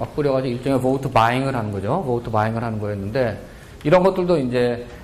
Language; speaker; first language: Korean; native; Korean